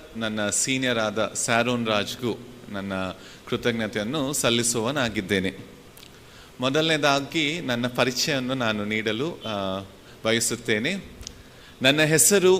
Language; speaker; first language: Kannada; non-native, local second language; Telugu